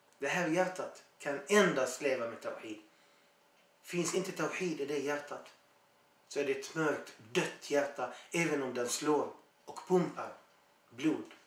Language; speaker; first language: Swedish; non-native, fluent; Arabic